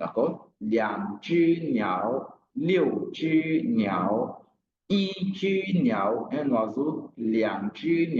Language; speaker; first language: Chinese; non-native, fluent; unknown